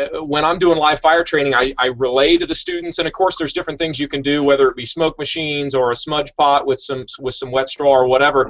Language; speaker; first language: English; native; English